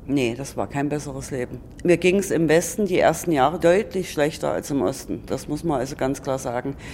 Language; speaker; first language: German; native; German